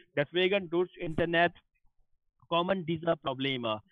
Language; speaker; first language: German; non-native, learner; Hindi